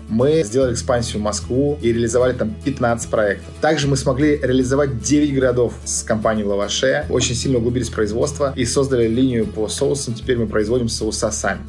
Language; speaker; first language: Russian; native; Russian